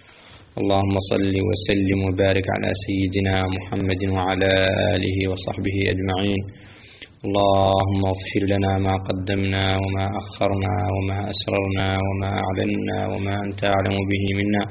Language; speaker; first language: Arabic; native; Arabic